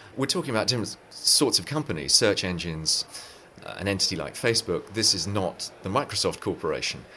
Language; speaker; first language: English; native; English